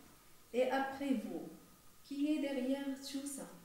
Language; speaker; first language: French; non-native, local second language; Arabic